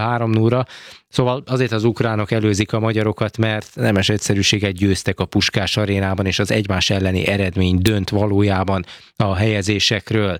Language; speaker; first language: Hungarian; native; Hungarian